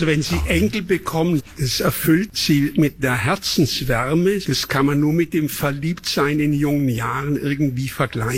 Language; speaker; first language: German; native; German